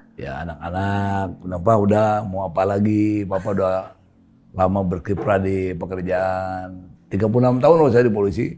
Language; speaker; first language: Indonesian; native; Indonesian